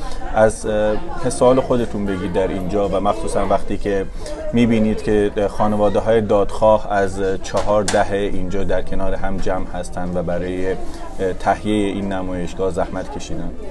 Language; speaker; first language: Persian; native; Persian